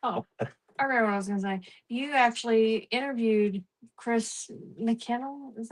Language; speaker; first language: English; native; English